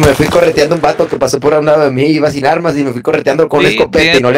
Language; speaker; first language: Spanish; native; Spanish